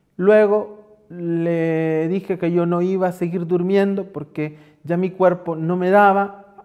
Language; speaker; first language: Spanish; native; Spanish